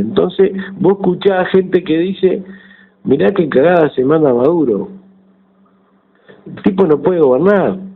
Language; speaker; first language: Spanish; native; Spanish